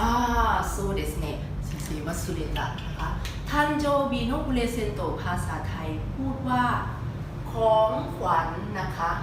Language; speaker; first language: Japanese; non-native, fluent; Thai